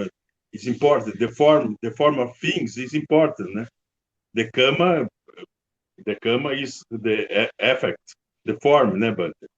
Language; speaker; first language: English; non-native, learner; Portuguese